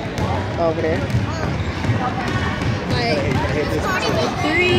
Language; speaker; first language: English; native; English